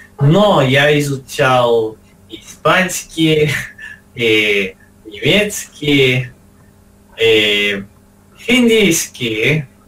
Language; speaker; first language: Russian; non-native, learner; English